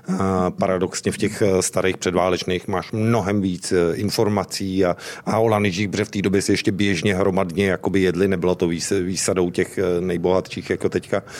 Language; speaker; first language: Czech; native; Czech